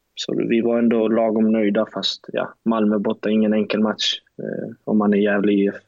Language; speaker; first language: Swedish; early bilingual, other home language; German